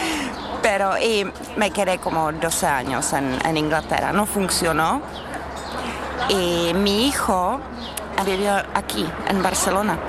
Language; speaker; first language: Spanish; non-native, learner; Czech